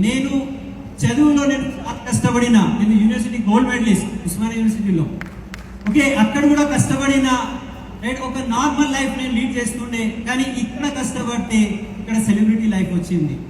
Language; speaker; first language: Telugu; non-native, local second language; Hindi